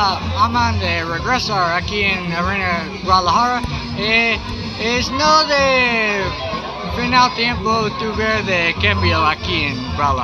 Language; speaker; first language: Spanish; non-native, learner; English